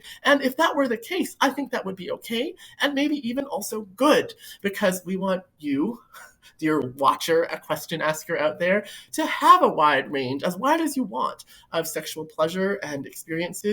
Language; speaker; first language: English; native; English